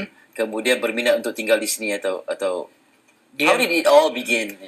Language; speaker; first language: Malay; native; Malay